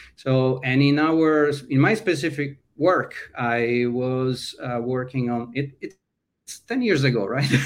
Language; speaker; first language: English; non-native, fluent; Italian